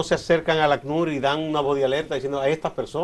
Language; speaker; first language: Spanish; native; Spanish